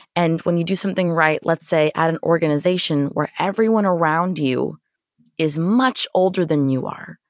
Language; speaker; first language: English; native; English